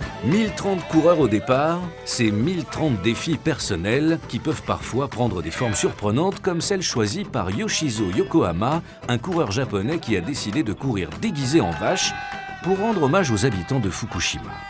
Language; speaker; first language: French; native; French